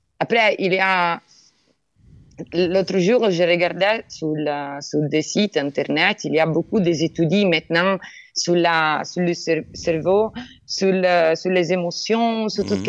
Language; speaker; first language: French; non-native, learner; Italian